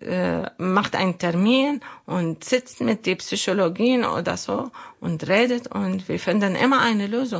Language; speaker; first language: German; non-native, learner; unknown